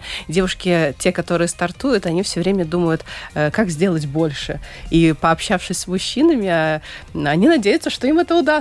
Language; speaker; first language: Russian; native; Russian